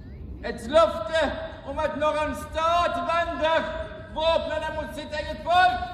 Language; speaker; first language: Norwegian; non-native, fluent; Persian